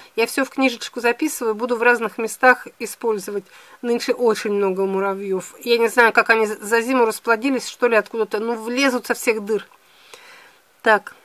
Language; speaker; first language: Russian; native; Russian